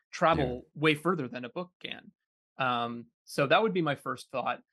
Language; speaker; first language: English; native; English